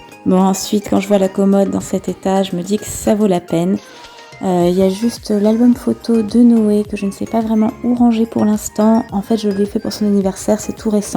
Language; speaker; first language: French; native; French